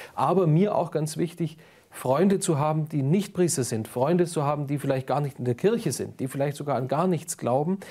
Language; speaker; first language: German; native; German